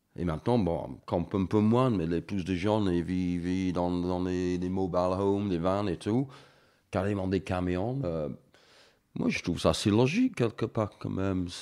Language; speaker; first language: French; non-native, fluent; English